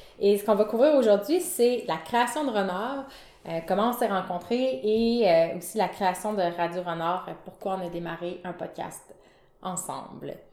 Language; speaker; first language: French; native; French